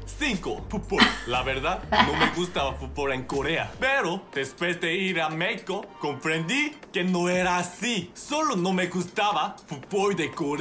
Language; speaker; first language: Spanish; non-native, learner; Korean